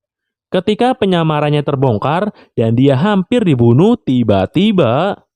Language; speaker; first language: Indonesian; native; Indonesian